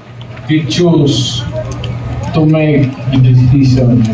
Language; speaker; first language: English; non-native, local second language; Cebuano